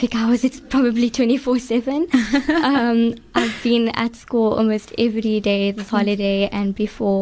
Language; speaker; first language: English; native; English